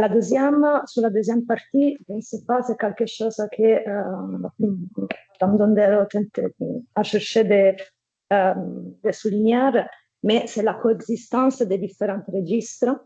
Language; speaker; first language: French; non-native, fluent; Italian